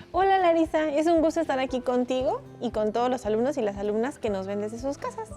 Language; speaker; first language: Spanish; native; Spanish